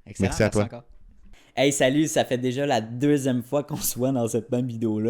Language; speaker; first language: French; native; French